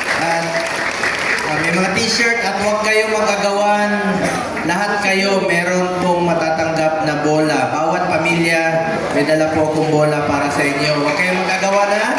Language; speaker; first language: Filipino; non-native, local second language; Cebuano